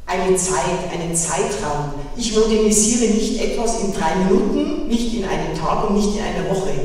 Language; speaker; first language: German; native; German